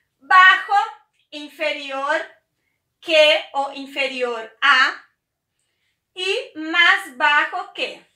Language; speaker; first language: Spanish; non-native, fluent; Portuguese